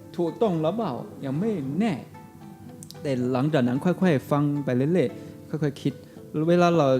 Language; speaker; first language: Thai; non-native, learner; Chinese